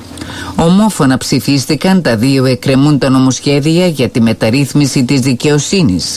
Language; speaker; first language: Greek; native; Greek